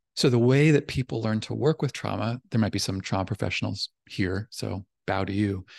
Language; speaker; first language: English; native; English